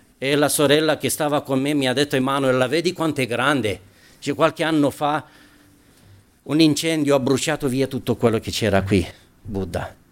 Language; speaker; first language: Italian; non-native, fluent; Romanian